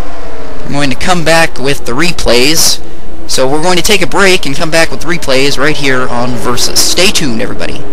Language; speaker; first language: English; native; English